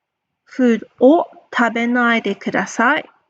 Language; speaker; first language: Japanese; non-native, fluent; English